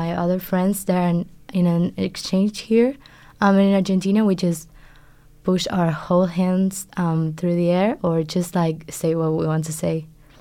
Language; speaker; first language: English; non-native, fluent; Spanish